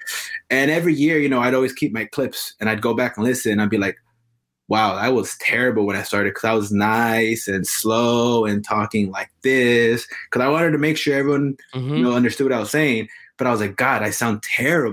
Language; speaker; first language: English; native; English